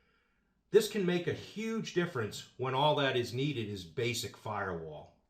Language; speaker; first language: English; native; English